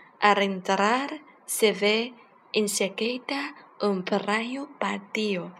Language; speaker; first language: Spanish; non-native, fluent; Chinese